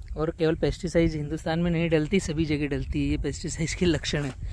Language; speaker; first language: Hindi; native; Hindi